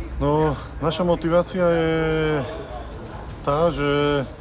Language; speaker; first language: Ukrainian; non-native, learner; Slovak